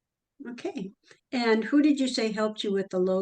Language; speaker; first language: English; native; English